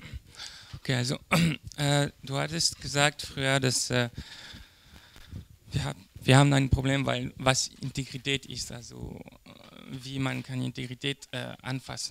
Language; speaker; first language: German; non-native, learner; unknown